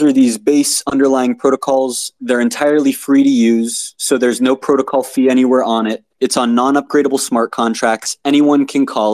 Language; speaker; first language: English; native; English